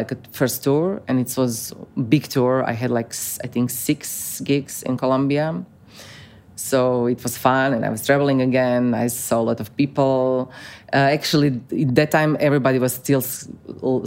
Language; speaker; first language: English; non-native, fluent; Croatian